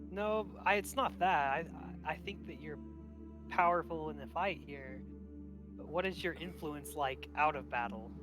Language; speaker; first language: English; native; English